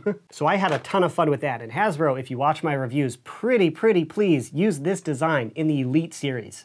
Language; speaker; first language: English; native; English